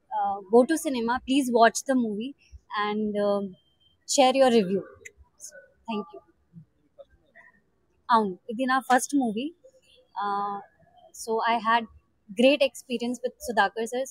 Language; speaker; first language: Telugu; non-native, learner; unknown